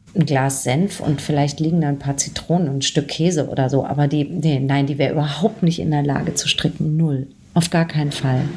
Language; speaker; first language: German; native; German